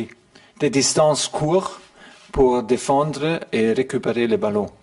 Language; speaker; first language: French; non-native, learner; German